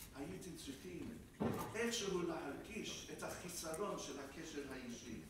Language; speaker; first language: Hebrew; non-native, fluent; English